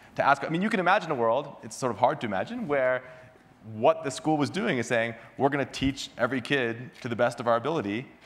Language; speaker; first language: English; native; English